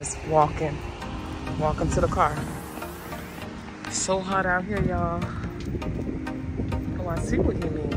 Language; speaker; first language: English; native; English